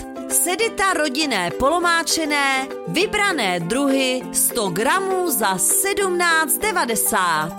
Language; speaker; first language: Czech; native; Czech